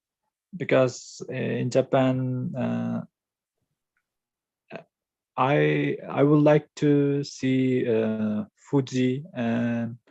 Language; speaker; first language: English; non-native, learner; Kyrgyz